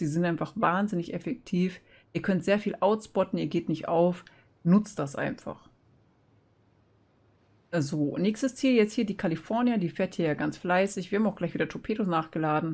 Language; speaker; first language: German; native; German